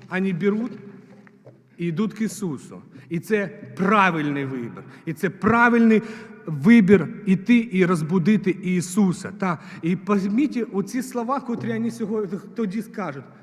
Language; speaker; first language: Ukrainian; non-native, local second language; Russian